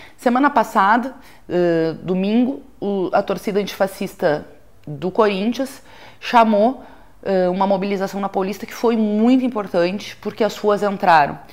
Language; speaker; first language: Portuguese; native; Portuguese